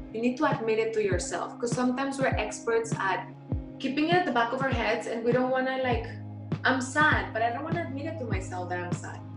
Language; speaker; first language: English; non-native, fluent; Spanish